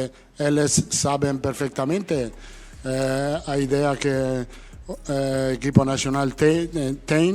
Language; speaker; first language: Portuguese; non-native, fluent; Italian